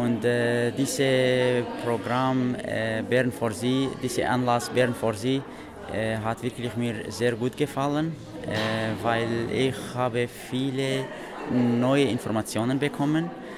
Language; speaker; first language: German; non-native, learner; Arabic